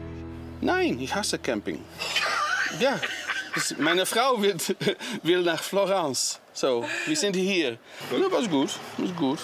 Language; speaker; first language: German; non-native, learner; Dutch